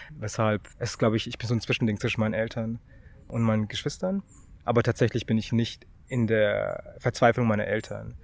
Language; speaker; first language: German; early bilingual, other home language; Tamil